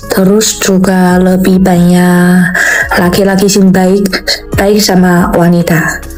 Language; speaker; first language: Indonesian; non-native, fluent; Chinese